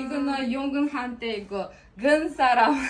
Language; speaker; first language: Korean; non-native, learner; Kazakh